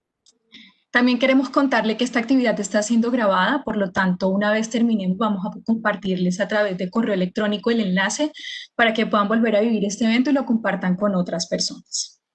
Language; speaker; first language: Spanish; native; Spanish